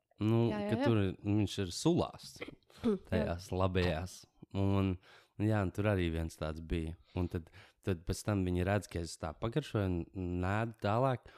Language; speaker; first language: Latvian; native; Latvian